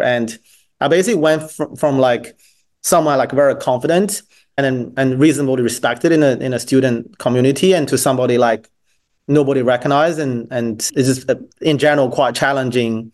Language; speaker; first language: English; non-native, fluent; Chinese